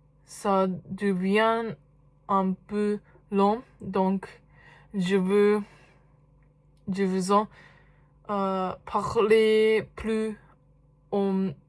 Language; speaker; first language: French; non-native, learner; Japanese